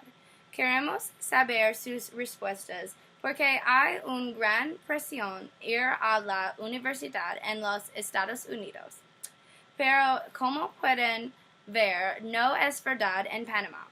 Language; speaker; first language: Spanish; non-native, learner; English